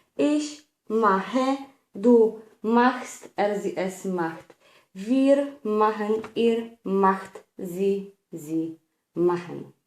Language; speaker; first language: German; non-native, fluent; Polish